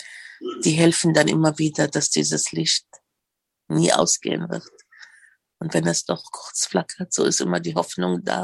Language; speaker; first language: German; non-native, fluent; Arabic